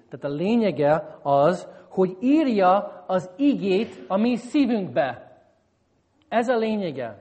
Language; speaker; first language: Hungarian; non-native, fluent; English